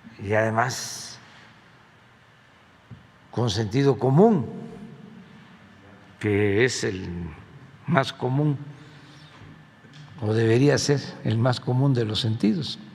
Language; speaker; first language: Spanish; native; Spanish